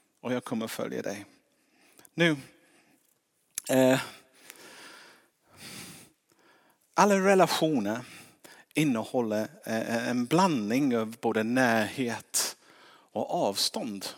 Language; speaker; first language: Swedish; non-native, fluent; English